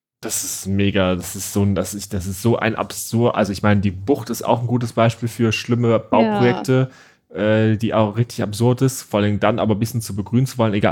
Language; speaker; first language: German; native; German